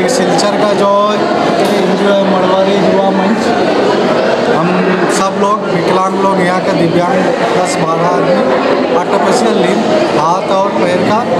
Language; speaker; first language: Hindi; non-native, local second language; Bangla